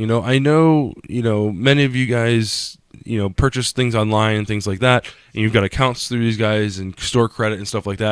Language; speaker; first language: English; native; English